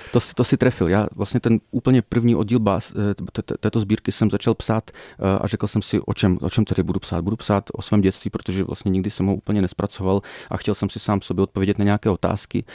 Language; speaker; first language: Czech; early bilingual, other home language; Russian